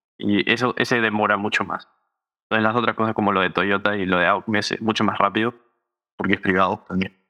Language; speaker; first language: Spanish; early bilingual, heritage; Spanish